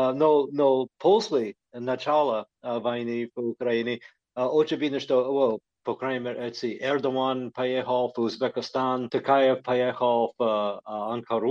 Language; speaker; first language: Russian; non-native, fluent; English